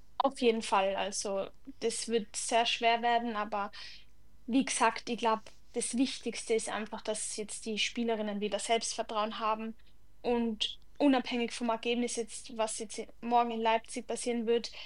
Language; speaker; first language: German; native; German